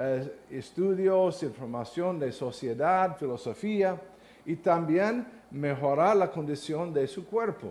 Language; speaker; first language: Spanish; non-native, learner; English